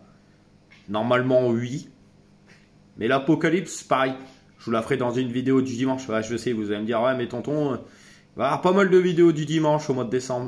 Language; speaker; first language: French; native; French